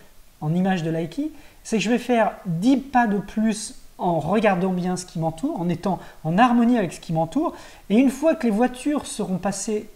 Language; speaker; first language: French; native; French